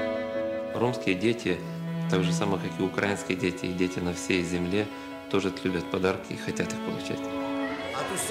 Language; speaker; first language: Russian; native; Russian